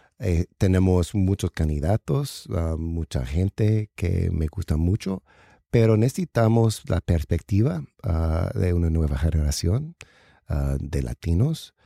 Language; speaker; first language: Spanish; non-native, learner; English